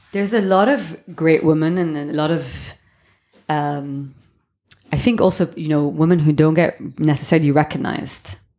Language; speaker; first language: English; native; English